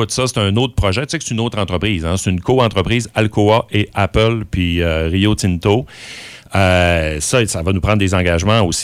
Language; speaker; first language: French; native; French